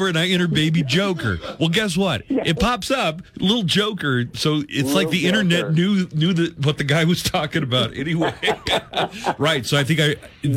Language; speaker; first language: English; native; English